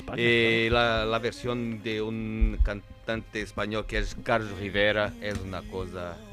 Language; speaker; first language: Spanish; non-native, fluent; Portuguese